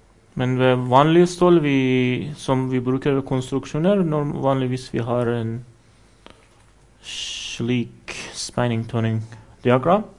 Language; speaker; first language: Norwegian; non-native, fluent; Persian